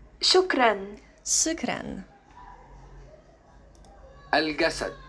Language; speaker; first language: Arabic; non-native, learner; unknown